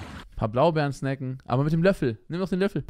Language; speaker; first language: German; native; German